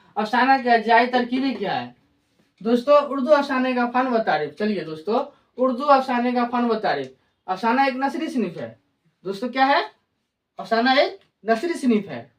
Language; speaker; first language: Hindi; native; Hindi